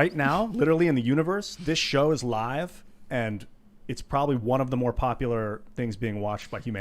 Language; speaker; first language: English; native; English